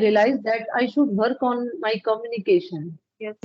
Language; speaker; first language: English; non-native, learner; Punjabi